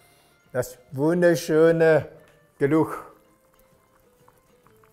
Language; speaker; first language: German; non-native, learner; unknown